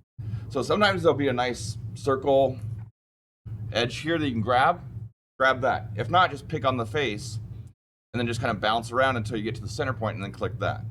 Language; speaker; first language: English; native; English